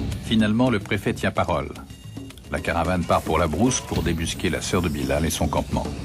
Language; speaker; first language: French; native; French